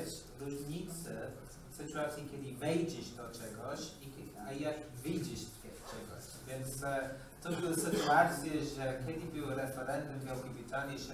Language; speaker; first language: Polish; non-native, learner; English